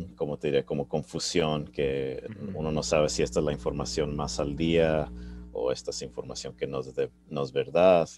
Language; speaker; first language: Spanish; early bilingual, heritage; Spanish